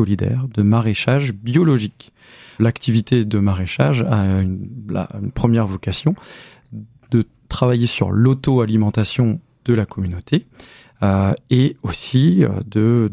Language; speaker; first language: French; native; French